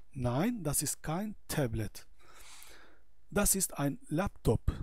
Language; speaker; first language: German; non-native, fluent; Albanian